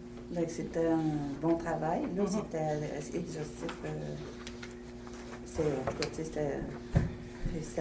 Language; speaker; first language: French; native; French